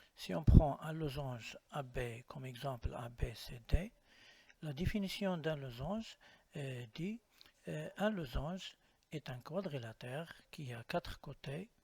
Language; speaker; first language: French; non-native, local second language; Arabic